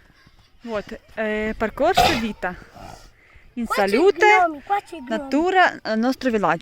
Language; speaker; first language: Italian; non-native, learner; Russian